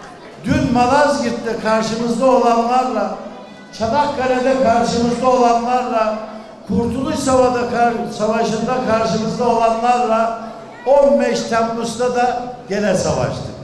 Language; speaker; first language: Turkish; native; Turkish